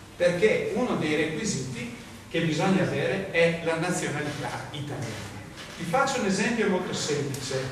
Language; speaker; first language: Italian; native; Italian